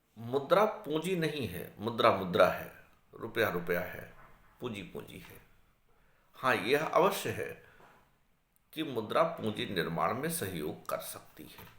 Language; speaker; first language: Hindi; native; Hindi